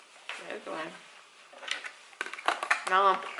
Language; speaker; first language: Vietnamese; early bilingual, heritage; English